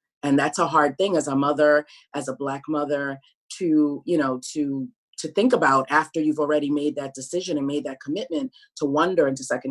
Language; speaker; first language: English; native; English